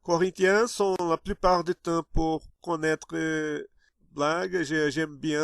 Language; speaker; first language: French; non-native, fluent; Portuguese